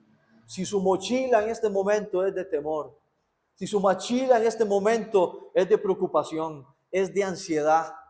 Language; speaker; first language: Spanish; native; Spanish